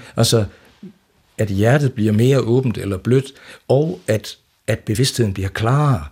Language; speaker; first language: Danish; native; Danish